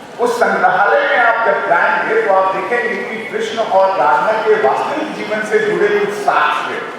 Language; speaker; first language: Hindi; native; Hindi